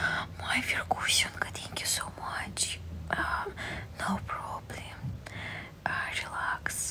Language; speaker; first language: English; non-native, learner; Russian